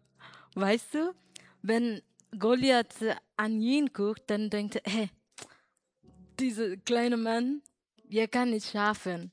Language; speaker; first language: German; non-native, learner; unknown